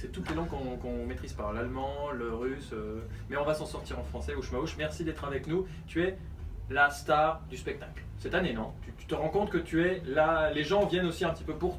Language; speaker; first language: French; native; French